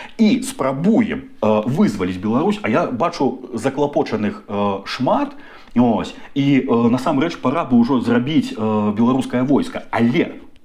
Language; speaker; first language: Belarusian; non-native, local second language; Russian